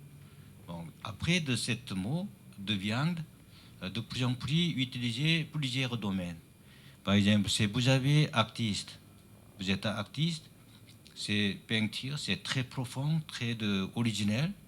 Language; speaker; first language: French; non-native, learner; Chinese